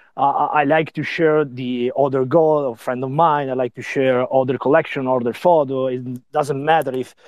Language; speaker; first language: English; non-native, learner; Italian